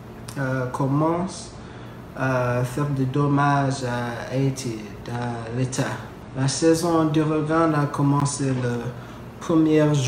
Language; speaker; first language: French; non-native, learner; English